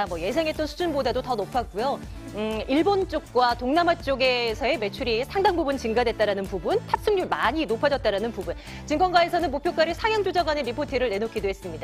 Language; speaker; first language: Korean; native; Korean